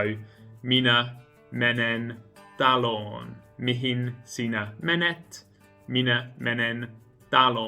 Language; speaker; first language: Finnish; non-native, learner; English